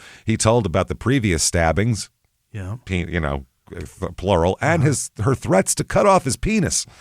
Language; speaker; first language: English; native; English